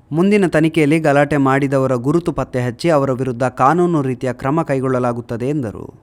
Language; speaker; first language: Kannada; native; Kannada